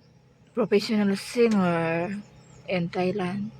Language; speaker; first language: English; non-native, learner; Cebuano